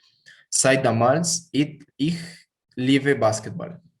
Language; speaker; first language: German; non-native, learner; Spanish